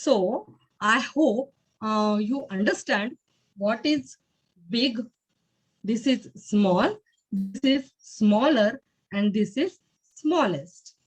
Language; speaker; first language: English; non-native, learner; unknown